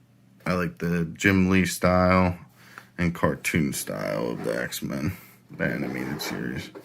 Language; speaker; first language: English; native; English